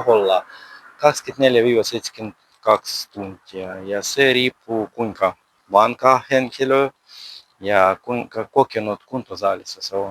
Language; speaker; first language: Finnish; non-native, learner; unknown